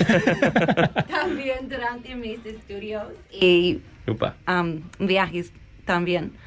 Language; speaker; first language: Spanish; non-native, learner; English